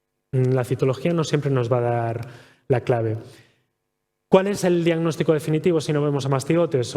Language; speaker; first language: Spanish; native; Spanish